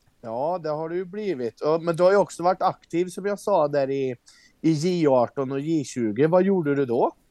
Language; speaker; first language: Swedish; native; Swedish